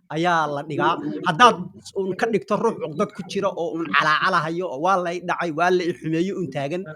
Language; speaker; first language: Somali; native; Somali